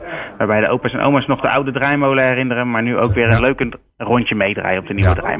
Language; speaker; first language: Dutch; native; Dutch